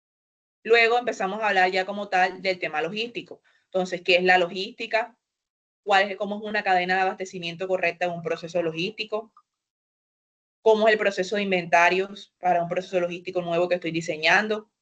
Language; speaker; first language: Spanish; native; Spanish